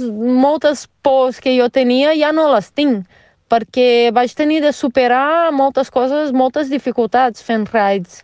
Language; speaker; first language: Catalan; non-native, fluent; Portuguese